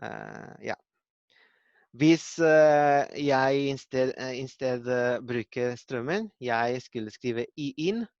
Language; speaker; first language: Norwegian; non-native, learner; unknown